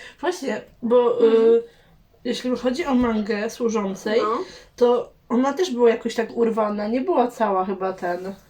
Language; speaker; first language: Polish; native; Polish